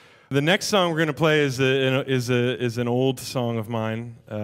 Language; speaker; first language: English; native; English